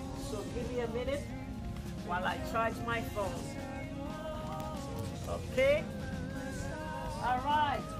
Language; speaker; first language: English; non-native, fluent; Haitian Creole